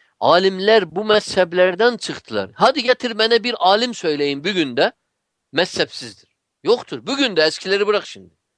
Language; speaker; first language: Turkish; non-native, fluent; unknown